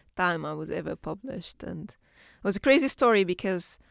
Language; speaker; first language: English; non-native, fluent; Arabic